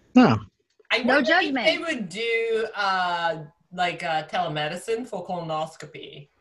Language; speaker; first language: English; non-native, fluent; Japanese